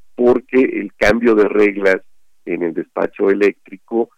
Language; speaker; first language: Spanish; native; Spanish